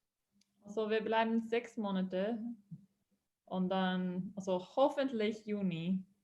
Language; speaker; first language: German; non-native, learner; English